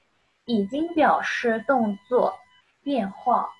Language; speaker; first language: Chinese; non-native, fluent; Indonesian